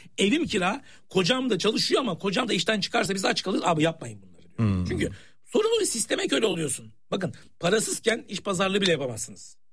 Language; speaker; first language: Turkish; native; Turkish